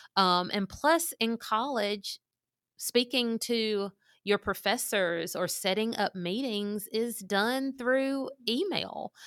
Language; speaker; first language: English; native; English